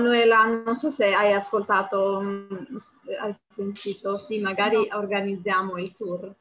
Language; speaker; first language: Italian; non-native, fluent; Armenian